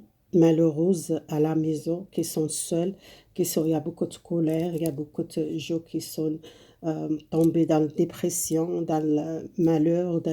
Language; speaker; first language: French; non-native, fluent; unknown